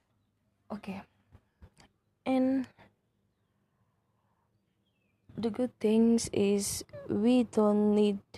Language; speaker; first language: English; non-native, local second language; Malay